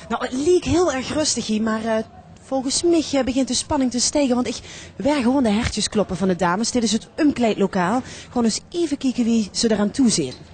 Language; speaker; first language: Dutch; native; Dutch